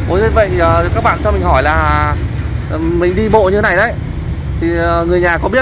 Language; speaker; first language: Vietnamese; native; Vietnamese